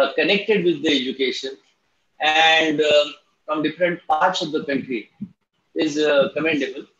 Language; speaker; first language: English; non-native, local second language; Marathi